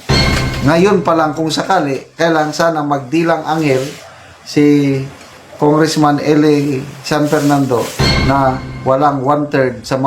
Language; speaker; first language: Filipino; native; Filipino